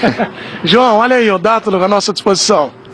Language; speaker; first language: Portuguese; native; Portuguese